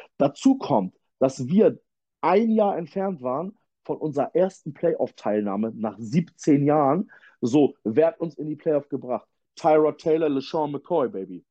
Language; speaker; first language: German; native; German